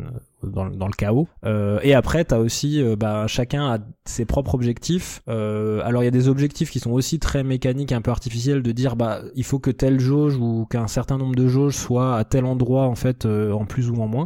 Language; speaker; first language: French; native; French